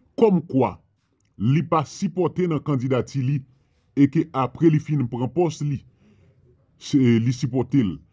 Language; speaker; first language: Haitian Creole; non-native, fluent; Spanish